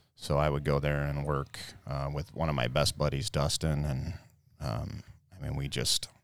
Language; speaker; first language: English; native; English